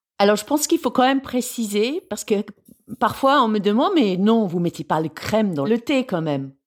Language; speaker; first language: French; non-native, fluent; English